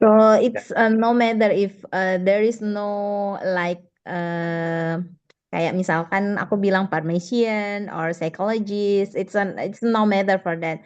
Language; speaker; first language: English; non-native, learner; Indonesian